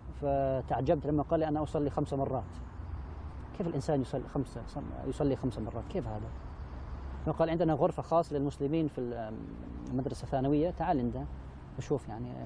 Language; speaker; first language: Arabic; non-native, fluent; English